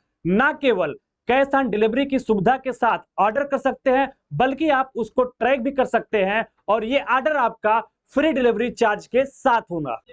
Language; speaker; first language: Hindi; native; Hindi